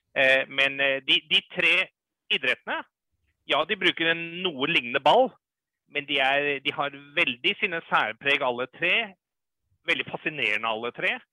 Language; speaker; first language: Norwegian; early bilingual, other home language; English